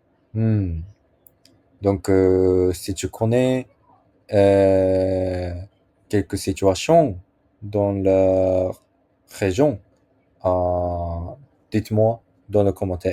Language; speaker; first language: French; non-native, learner; Japanese